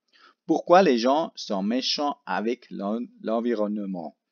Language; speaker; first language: French; non-native, local second language; German